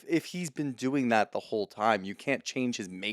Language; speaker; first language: English; native; English